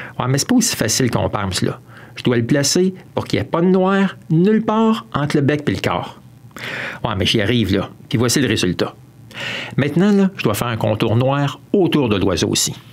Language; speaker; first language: French; native; French